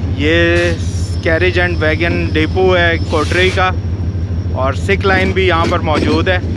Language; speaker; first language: Urdu; native; Urdu